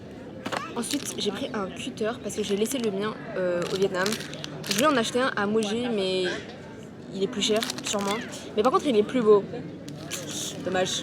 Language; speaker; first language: French; native; French